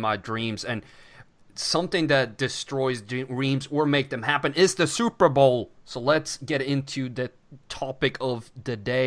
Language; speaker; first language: English; non-native, fluent; Swedish